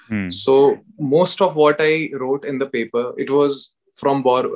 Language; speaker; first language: English; non-native, local second language; Hindi